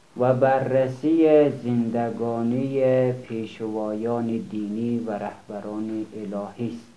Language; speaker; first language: Persian; native; Persian